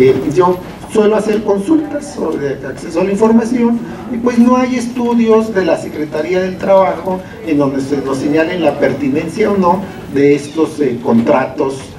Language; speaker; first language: Spanish; native; Spanish